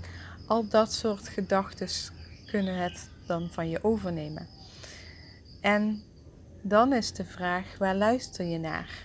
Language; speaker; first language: Dutch; native; Dutch